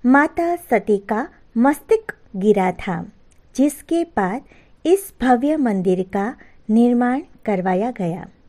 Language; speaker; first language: Hindi; non-native, local second language; Gujarati